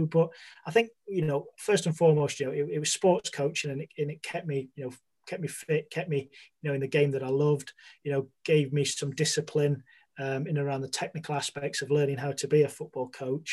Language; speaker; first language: English; native; English